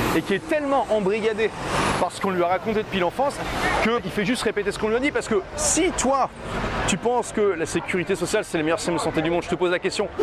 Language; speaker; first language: French; native; French